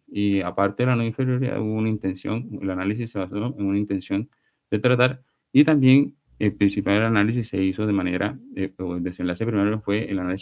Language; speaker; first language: Spanish; native; Spanish